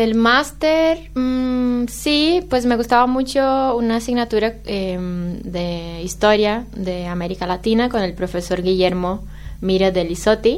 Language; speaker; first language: Spanish; non-native, fluent; Portuguese